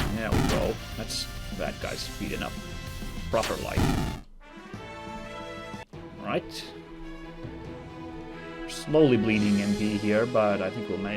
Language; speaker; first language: English; native; English